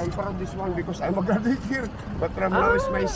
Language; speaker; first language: English; non-native, local second language; Filipino